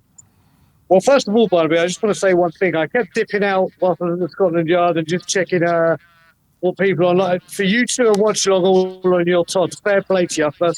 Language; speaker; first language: English; native; English